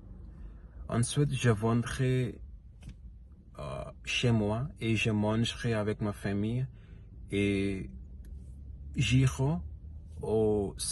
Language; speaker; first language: French; non-native, learner; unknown